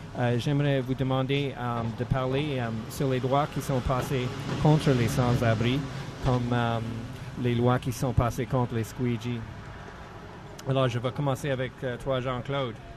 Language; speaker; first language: French; non-native, fluent; English